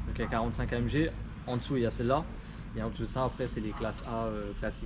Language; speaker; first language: French; native; French